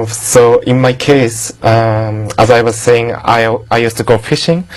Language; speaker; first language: English; non-native, learner; Japanese